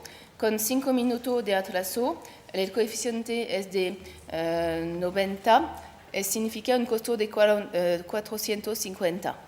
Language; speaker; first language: Spanish; non-native, learner; French